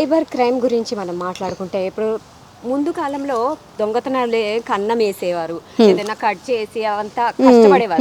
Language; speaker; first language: Telugu; native; Telugu